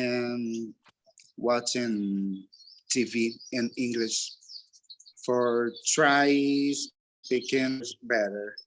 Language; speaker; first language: English; non-native, learner; Portuguese